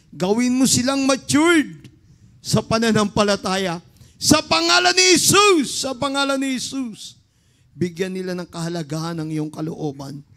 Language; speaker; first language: Filipino; native; Filipino